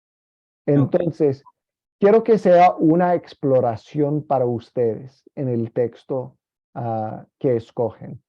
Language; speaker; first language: Spanish; non-native, fluent; English